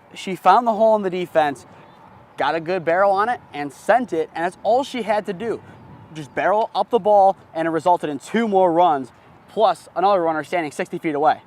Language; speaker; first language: English; native; English